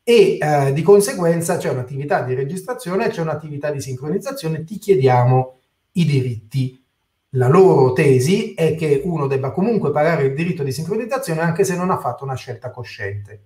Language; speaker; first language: Italian; native; Italian